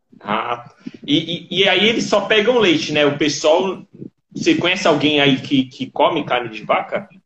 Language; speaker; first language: Portuguese; native; Portuguese